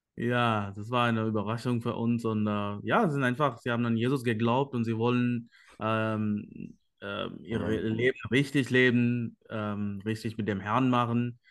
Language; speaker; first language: German; non-native, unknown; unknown